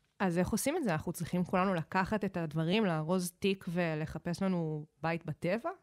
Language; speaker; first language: Hebrew; native; Hebrew